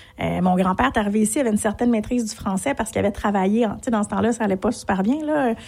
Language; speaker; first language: French; native; French